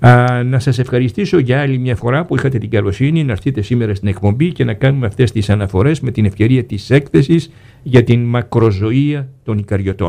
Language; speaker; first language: Greek; native; Greek